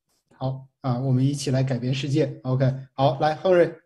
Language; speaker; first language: Chinese; native; Chinese